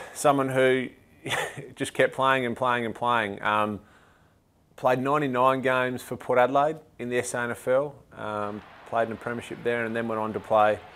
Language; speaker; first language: English; native; English